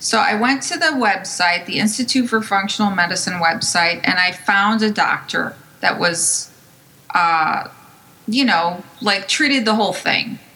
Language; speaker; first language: English; native; English